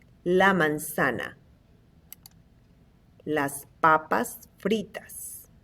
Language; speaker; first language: Spanish; non-native, fluent; English